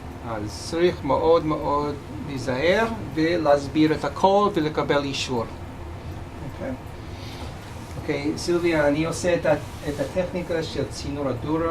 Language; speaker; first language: Hebrew; non-native, fluent; English